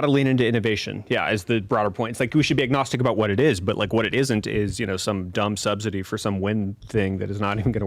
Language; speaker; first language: English; native; English